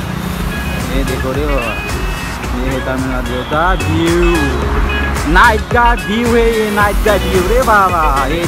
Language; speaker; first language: Hindi; non-native, local second language; Bodo